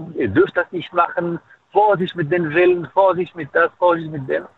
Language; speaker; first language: German; non-native, fluent; Arabic